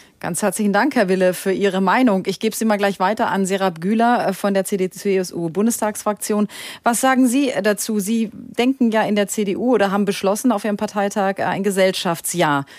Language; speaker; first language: German; native; German